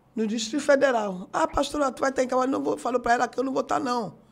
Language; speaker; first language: Portuguese; non-native, fluent; Yoruba